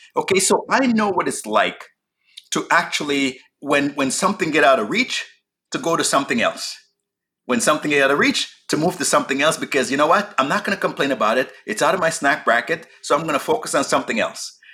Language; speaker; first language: English; native; English